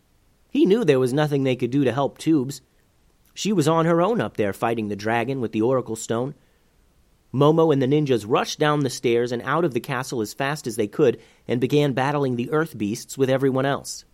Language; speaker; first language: English; native; English